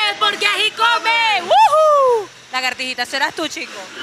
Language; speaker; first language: Spanish; native; Spanish